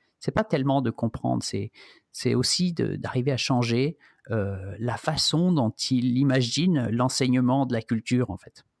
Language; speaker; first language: French; native; French